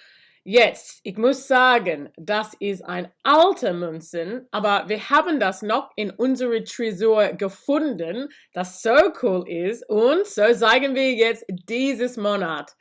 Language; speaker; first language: German; non-native, learner; English